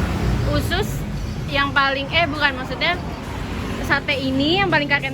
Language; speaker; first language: Indonesian; native; Indonesian